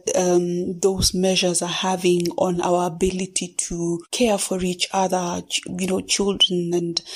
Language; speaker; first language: English; non-native, local second language; Kikuyu